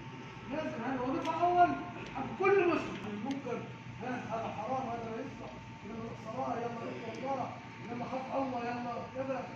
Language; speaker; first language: Arabic; non-native, learner; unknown